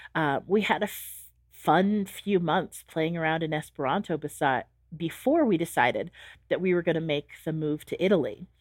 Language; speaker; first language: English; native; English